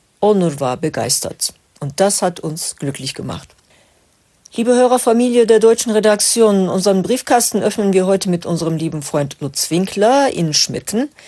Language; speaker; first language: German; non-native, fluent; Turkish